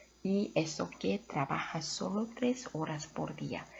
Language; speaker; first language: Spanish; non-native, fluent; Korean